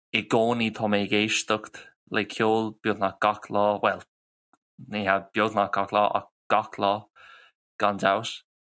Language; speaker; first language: Irish; non-native, local second language; English